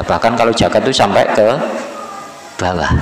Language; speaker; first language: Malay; non-native, local second language; Javanese